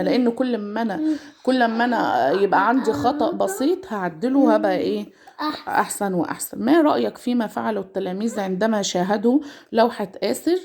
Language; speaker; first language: Arabic; native; Arabic